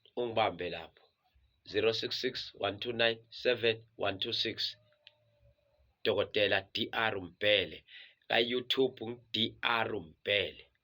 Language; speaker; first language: Zulu; non-native, local second language; Swati